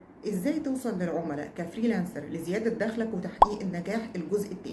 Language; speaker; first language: Arabic; native; Arabic